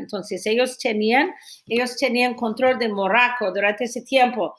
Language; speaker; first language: Spanish; non-native, fluent; English